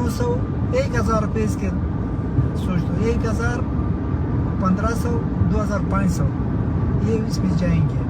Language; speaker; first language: Hindi; non-native, learner; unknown